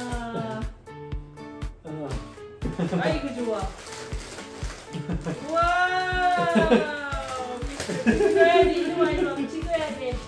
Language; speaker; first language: Korean; non-native, learner; Filipino